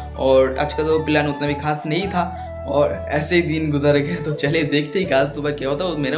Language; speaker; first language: Hindi; non-native, local second language; Bangla